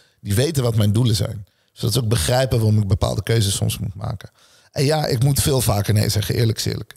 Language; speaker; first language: Dutch; early bilingual, other home language; Hebrew